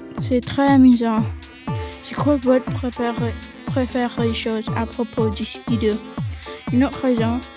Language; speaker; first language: French; non-native, local second language; English